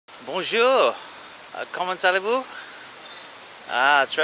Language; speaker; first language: French; non-native, learner; English